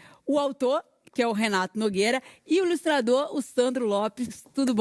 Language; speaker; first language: Portuguese; native; Portuguese